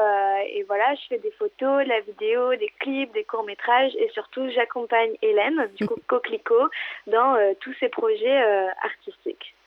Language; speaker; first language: French; native; French